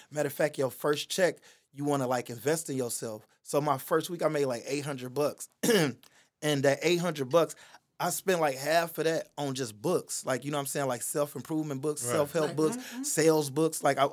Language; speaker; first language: English; native; English